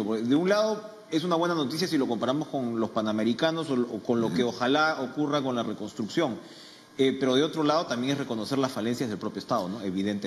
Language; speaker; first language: Spanish; native; Spanish